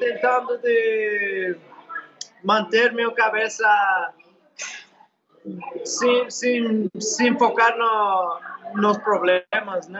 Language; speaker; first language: Portuguese; non-native, learner; English